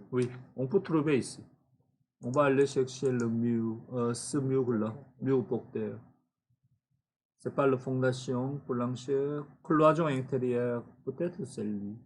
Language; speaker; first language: French; non-native, fluent; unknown